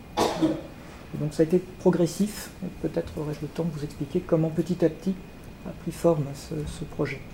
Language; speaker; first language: French; native; French